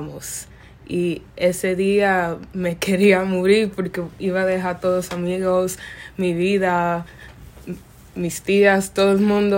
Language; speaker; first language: Spanish; early bilingual, other home language; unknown